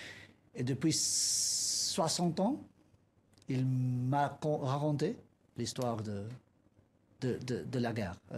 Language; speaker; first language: French; non-native, learner; Spanish